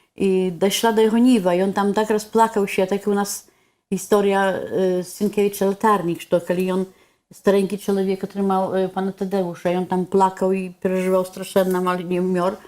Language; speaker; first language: Polish; non-native, local second language; Belarusian